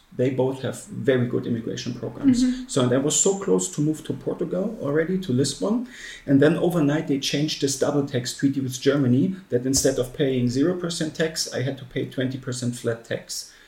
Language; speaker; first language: English; non-native, fluent; German